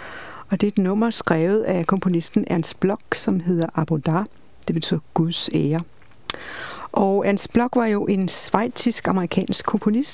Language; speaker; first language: Danish; native; Danish